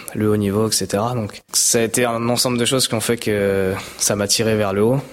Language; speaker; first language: French; native; French